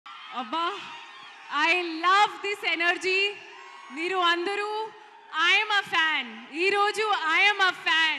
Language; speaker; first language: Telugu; non-native, learner; Hindi